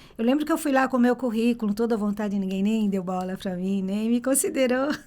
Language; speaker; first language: Portuguese; early bilingual, other home language; Italian